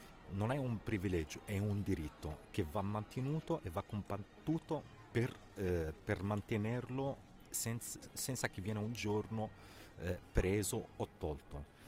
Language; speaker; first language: Italian; non-native, fluent; Arabic